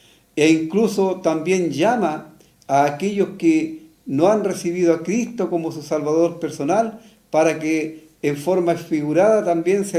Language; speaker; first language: Spanish; native; Spanish